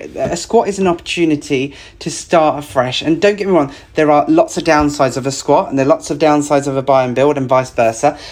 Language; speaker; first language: English; native; English